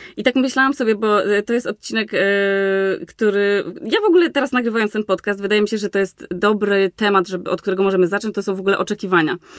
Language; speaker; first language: Polish; native; Polish